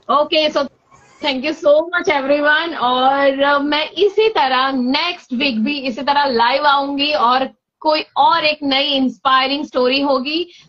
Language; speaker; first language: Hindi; non-native, local second language; Gujarati